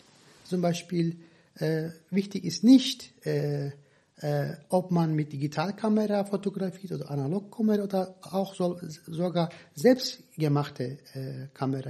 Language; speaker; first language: German; non-native, fluent; Turkish